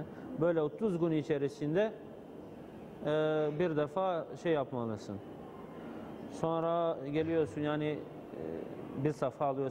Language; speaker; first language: Turkish; non-native, fluent; Bulgarian